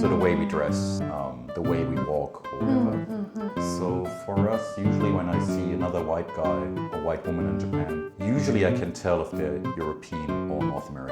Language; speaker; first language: English; non-native, fluent; German